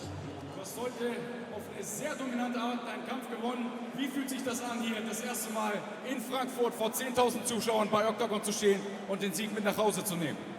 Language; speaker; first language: German; native; German